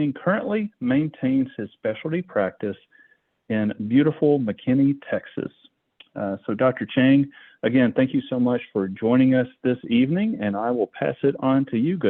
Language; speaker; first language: English; native; English